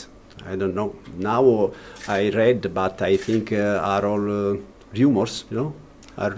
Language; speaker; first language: English; non-native, learner; Italian